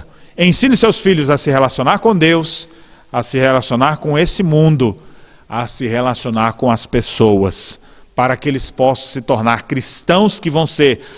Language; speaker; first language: Portuguese; native; Portuguese